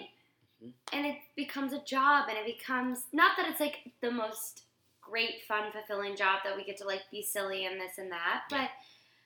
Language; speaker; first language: English; native; English